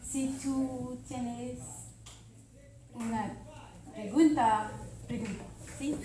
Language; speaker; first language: Spanish; non-native, learner; French